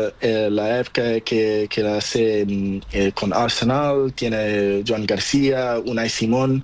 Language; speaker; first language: Spanish; non-native, learner; Portuguese